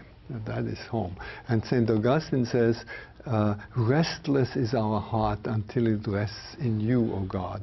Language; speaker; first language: English; non-native, fluent; German